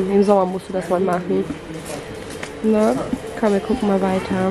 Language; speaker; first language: German; native; German